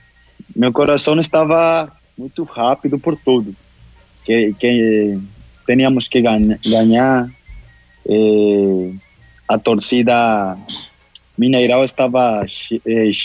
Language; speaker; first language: Portuguese; non-native, local second language; Spanish